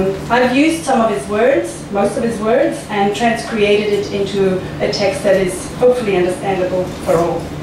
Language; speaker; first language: English; non-native, fluent; Dutch